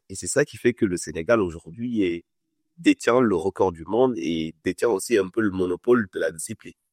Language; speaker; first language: French; non-native, local second language; Wolof